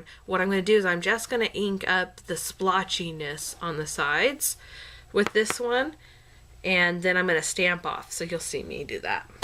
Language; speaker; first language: English; native; English